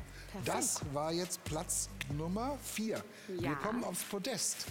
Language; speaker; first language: German; native; German